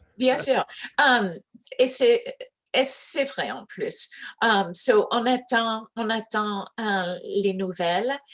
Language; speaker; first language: French; early bilingual, heritage; English